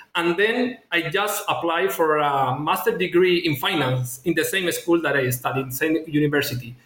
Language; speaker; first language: English; non-native, fluent; Spanish